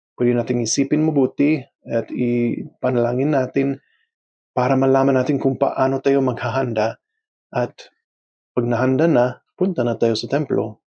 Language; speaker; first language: Filipino; non-native, fluent; English